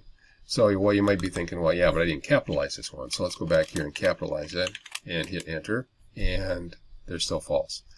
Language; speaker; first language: English; native; English